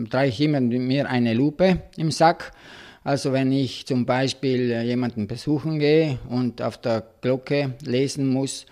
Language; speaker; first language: German; non-native, local second language; Italian